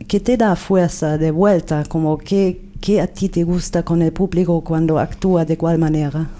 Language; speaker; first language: Spanish; non-native, fluent; German